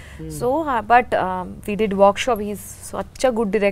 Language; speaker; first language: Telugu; non-native, learner; Bangla